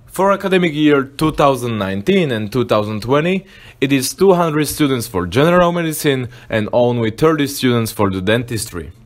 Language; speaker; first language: English; non-native, fluent; Slovak